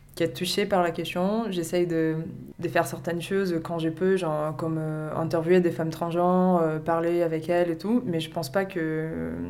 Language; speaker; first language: French; non-native, fluent; Portuguese